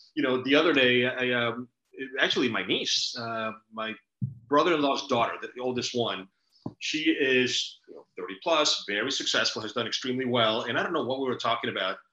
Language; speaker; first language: English; early bilingual, other home language; Spanish